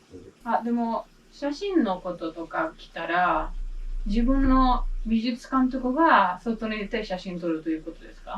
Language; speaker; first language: Japanese; non-native, learner; English